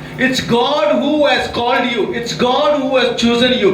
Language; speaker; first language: English; non-native, local second language; Odia